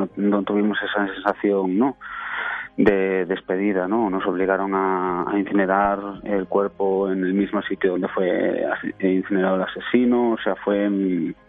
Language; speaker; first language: Spanish; native; Spanish